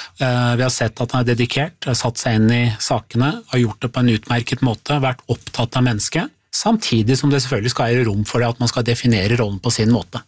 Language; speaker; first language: Norwegian; native; Norwegian